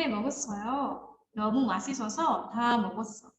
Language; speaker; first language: Korean; non-native, fluent; Indonesian